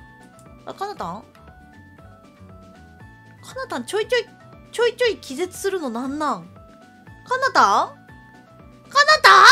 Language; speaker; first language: Japanese; native; Japanese